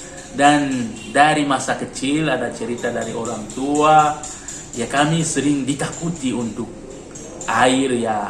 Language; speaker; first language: Indonesian; non-native, learner; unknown